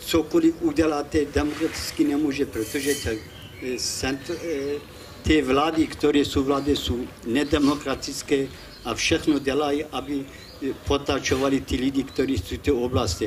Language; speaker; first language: Czech; non-native, fluent; Kurdish